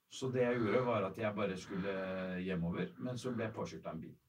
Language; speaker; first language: Norwegian; early bilingual, other home language; Arabic